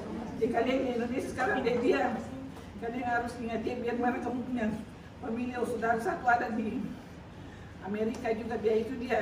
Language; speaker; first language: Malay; non-native, local second language; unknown